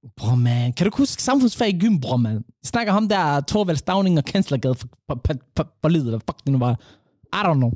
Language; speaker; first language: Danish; early bilingual, other home language; Somali